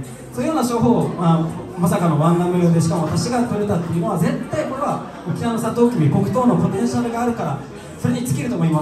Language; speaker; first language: Japanese; native; Japanese